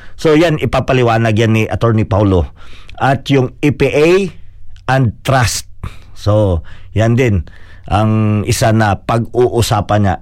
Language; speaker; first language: Filipino; non-native, local second language; Cebuano